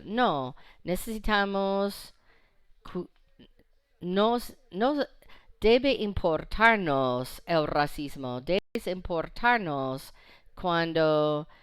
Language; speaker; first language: Spanish; non-native, fluent; English